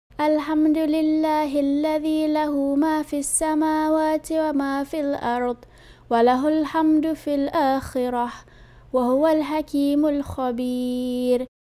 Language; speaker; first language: Arabic; non-native, learner; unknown